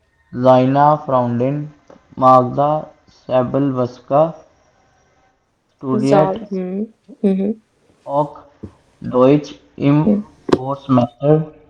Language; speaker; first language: German; non-native, learner; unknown